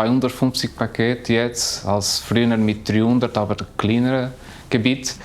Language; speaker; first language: German; non-native, learner; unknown